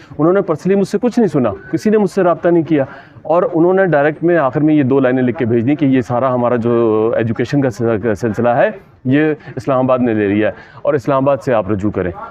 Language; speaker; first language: Urdu; non-native, local second language; Punjabi